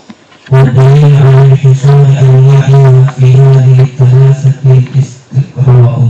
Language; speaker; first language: Arabic; non-native, fluent; Indonesian